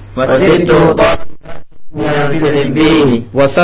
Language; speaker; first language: Arabic; non-native, learner; Indonesian